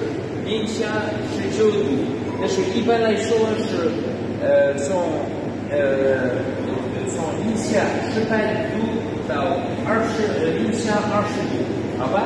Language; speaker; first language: Chinese; non-native, fluent; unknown